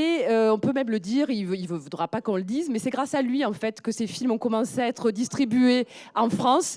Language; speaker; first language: French; native; French